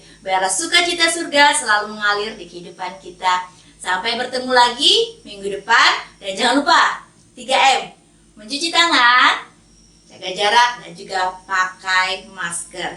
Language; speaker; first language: Indonesian; native; Indonesian